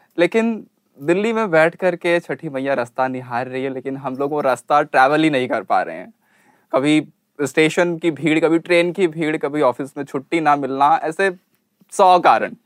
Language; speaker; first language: Hindi; native; Hindi